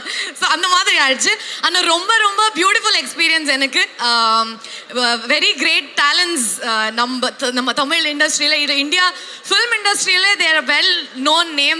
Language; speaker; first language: Tamil; non-native, learner; Kannada